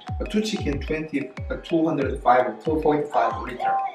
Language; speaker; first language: English; non-native, learner; Korean